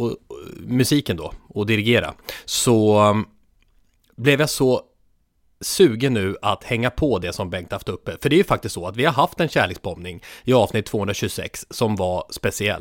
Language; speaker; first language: Swedish; native; Swedish